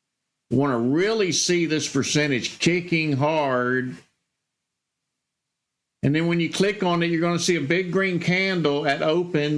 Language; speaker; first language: English; native; English